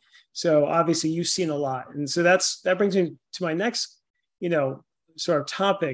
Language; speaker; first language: English; native; English